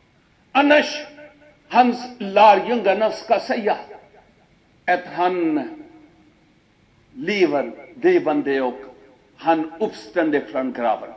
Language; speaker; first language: Swedish; non-native, fluent; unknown